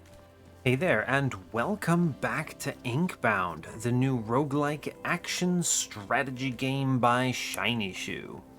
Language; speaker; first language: English; native; English